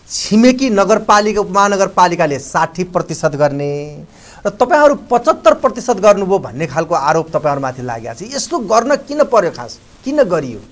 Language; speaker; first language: Nepali; native; Nepali